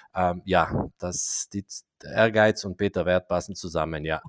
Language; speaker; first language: German; non-native, fluent; English